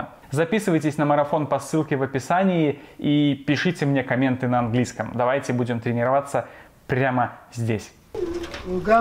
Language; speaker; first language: Russian; native; Russian